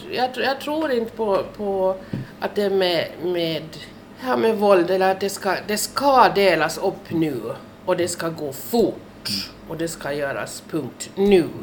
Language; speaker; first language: Swedish; non-native, fluent; German